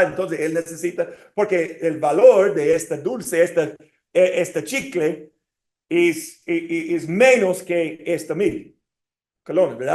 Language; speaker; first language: Spanish; non-native, fluent; English